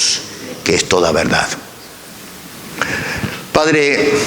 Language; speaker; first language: Spanish; native; Spanish